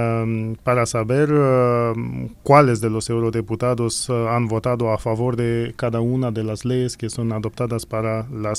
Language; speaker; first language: Spanish; non-native, fluent; Romanian